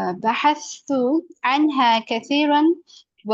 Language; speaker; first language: Arabic; non-native, learner; Bangla